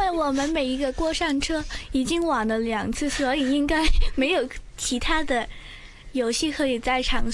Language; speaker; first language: Chinese; non-native, local second language; Cantonese